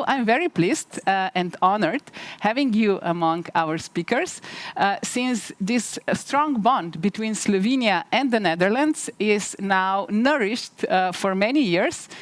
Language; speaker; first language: English; non-native, fluent; Slovenian